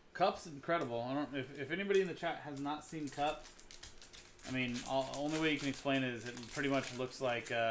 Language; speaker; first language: English; native; English